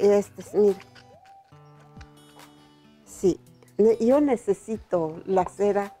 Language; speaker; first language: Spanish; non-native, local second language; Zapotec